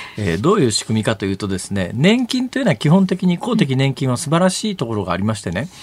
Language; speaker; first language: Japanese; native; Japanese